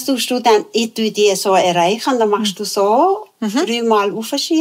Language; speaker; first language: German; non-native, fluent; Tibetan